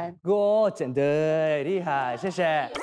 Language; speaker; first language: Chinese; non-native, fluent; Korean